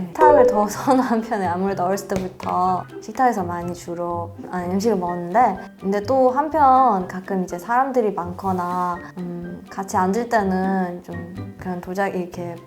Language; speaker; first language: Korean; non-native, fluent; Persian